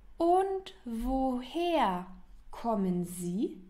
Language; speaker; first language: German; non-native, fluent; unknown